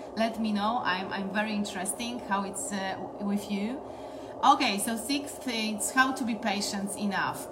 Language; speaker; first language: English; non-native, learner; Polish